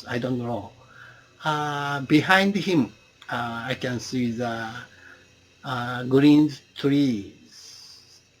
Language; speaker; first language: English; non-native, learner; Japanese